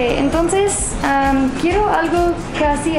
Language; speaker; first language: Spanish; non-native, learner; English